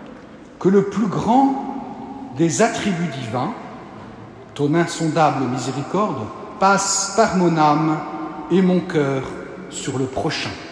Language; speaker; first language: French; native; French